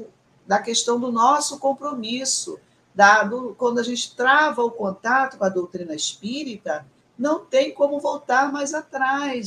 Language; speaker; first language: Portuguese; native; Portuguese